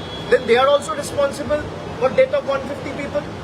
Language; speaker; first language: English; non-native, local second language; Bangla